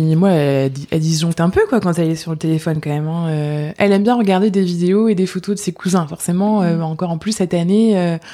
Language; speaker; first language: French; native; French